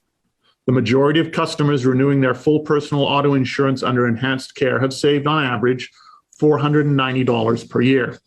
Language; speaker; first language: English; native; English